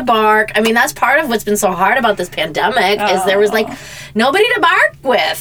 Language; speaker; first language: English; native; English